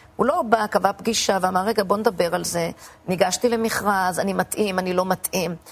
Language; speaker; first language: Hebrew; native; Hebrew